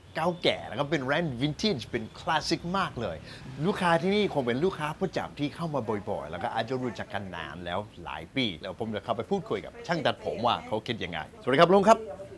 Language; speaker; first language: Thai; non-native, fluent; English